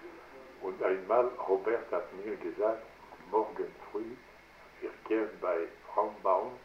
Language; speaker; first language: German; non-native, learner; French